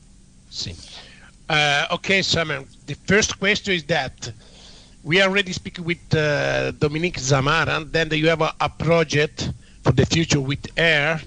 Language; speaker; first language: English; non-native, learner; Italian